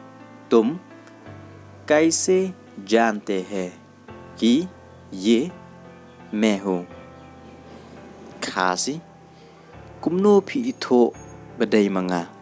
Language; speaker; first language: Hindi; non-native, learner; Khasi